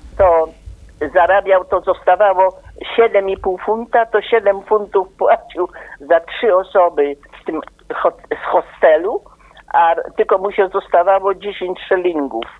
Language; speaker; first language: Polish; native; Polish